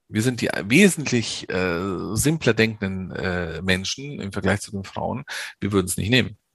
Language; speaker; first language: German; early bilingual, other home language; Italian